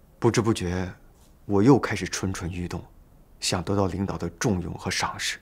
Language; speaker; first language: Chinese; native; Chinese